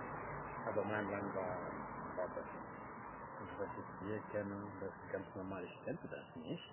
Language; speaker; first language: German; non-native, learner; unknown